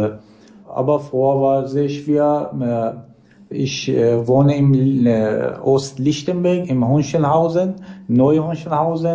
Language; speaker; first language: German; non-native, learner; Persian